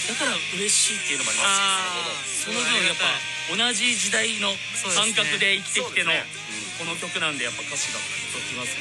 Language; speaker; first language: Japanese; native; Japanese